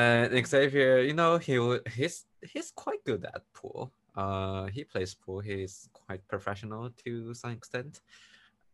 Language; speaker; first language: English; non-native, fluent; Chinese